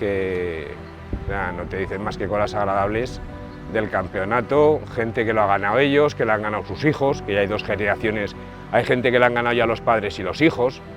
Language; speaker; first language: Spanish; native; Spanish